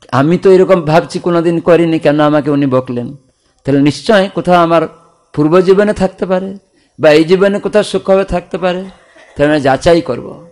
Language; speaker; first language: Bangla; non-native, fluent; Odia